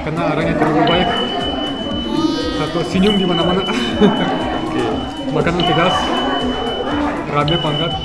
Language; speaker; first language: Indonesian; non-native, fluent; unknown